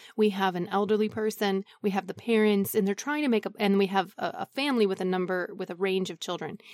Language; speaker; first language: English; native; English